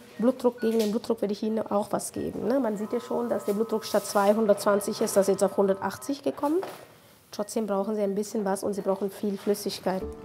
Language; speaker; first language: German; non-native, fluent; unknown